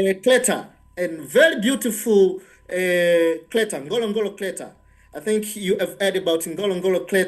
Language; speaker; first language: English; non-native, local second language; Swahili